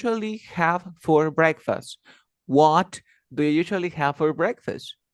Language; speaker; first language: English; non-native, fluent; Spanish